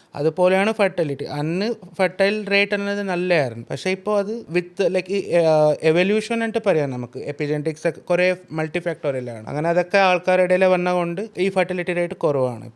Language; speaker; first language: Malayalam; early bilingual, heritage; Malayalam